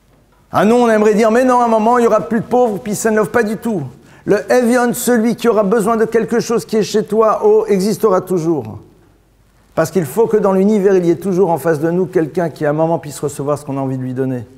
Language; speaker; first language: French; native; French